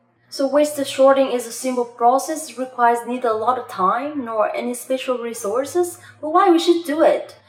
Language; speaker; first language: English; non-native, fluent; Vietnamese